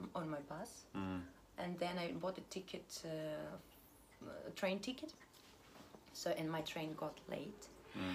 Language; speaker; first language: English; non-native, fluent; Russian